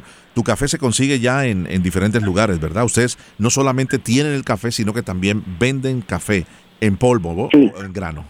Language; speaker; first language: Spanish; native; Spanish